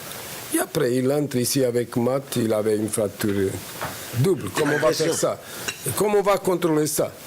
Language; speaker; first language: French; non-native, fluent; Portuguese